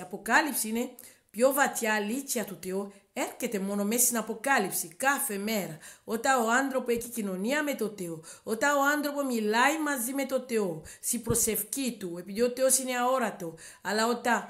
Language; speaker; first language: Greek; non-native, learner; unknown